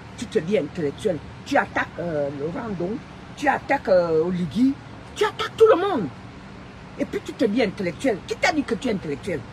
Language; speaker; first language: French; non-native, local second language; Fang